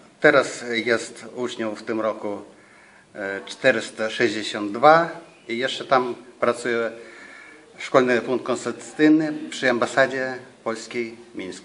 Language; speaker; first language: Polish; non-native, fluent; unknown